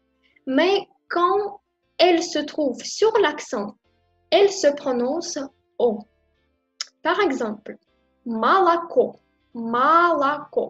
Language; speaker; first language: French; non-native, fluent; Russian